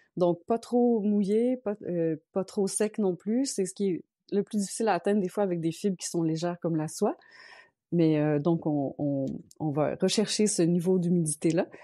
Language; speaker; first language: French; native; French